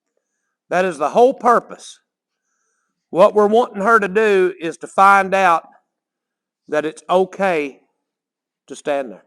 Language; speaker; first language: English; native; English